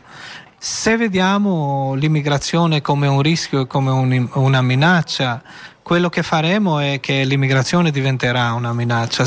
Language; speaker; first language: Italian; non-native, fluent; Albanian